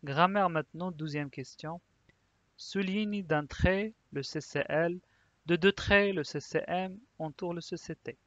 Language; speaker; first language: French; non-native, local second language; Arabic